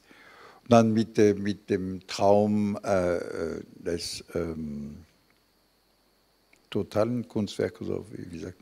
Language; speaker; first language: German; non-native, fluent; French